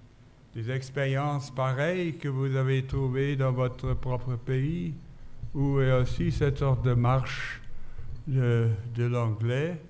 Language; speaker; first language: French; non-native, fluent; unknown